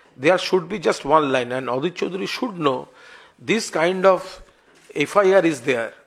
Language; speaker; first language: English; non-native, local second language; Bangla